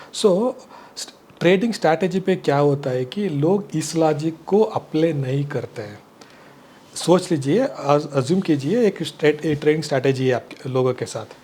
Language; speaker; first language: Hindi; non-native, local second language; Kannada